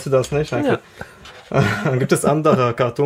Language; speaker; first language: German; non-native, learner; Arabic